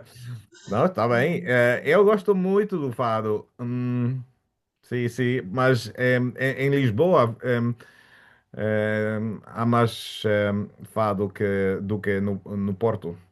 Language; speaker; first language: Portuguese; non-native, learner; German